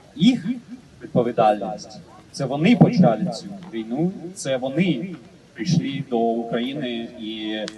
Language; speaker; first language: Ukrainian; non-native, learner; Russian